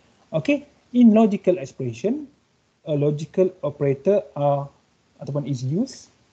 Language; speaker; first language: English; non-native, local second language; Malay